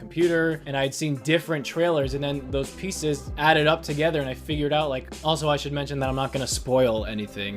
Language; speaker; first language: English; native; English